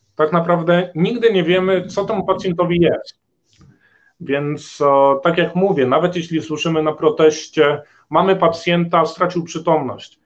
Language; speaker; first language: Polish; native; Polish